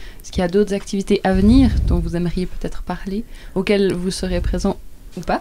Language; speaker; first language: French; native; French